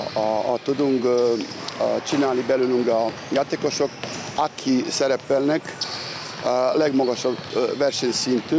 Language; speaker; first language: Hungarian; non-native, learner; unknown